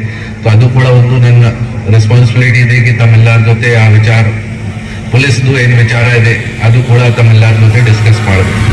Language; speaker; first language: Kannada; non-native, local second language; Hindi